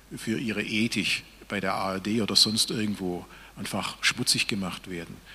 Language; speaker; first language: German; native; German